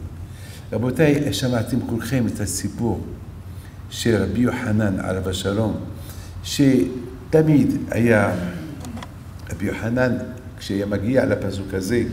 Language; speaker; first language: Hebrew; non-native, fluent; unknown